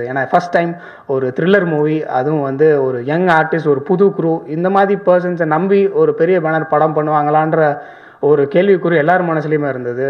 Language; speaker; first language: Tamil; native; Tamil